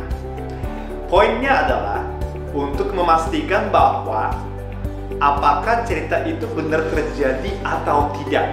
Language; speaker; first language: Indonesian; non-native, fluent; Japanese